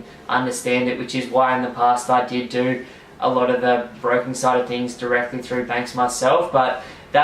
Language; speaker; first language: English; native; English